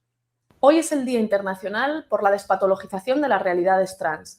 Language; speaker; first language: Spanish; native; Spanish